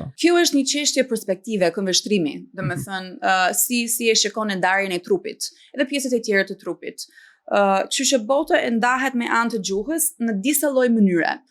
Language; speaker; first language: Albanian; non-native, fluent; English